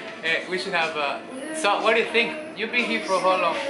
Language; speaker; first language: English; non-native, fluent; Spanish